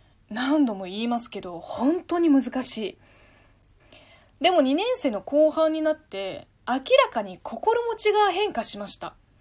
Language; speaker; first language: Japanese; non-native, fluent; Chinese